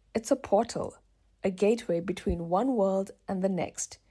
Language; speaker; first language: English; native; English